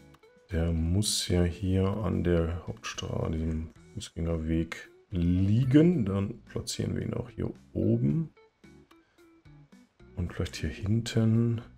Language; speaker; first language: German; native; German